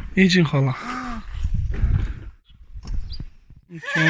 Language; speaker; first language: Chinese; non-native, learner; Punjabi